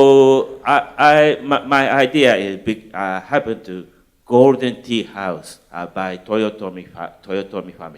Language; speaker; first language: English; non-native, learner; Japanese